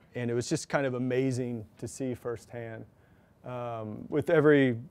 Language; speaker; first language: English; native; English